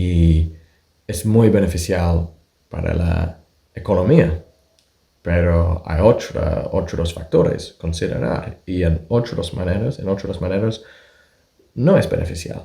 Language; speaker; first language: Spanish; non-native, fluent; English